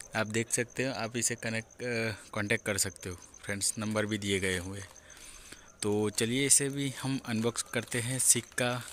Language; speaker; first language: Hindi; native; Hindi